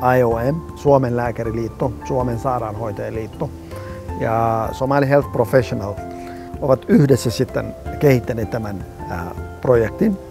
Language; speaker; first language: Finnish; non-native, fluent; Somali